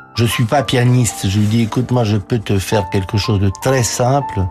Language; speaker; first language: French; non-native, fluent; Romanian